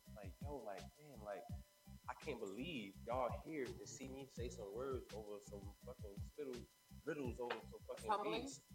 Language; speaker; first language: English; native; English